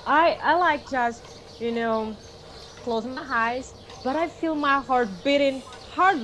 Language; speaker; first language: English; non-native, fluent; Malagasy